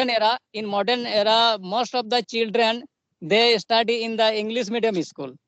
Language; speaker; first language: English; non-native, learner; Santali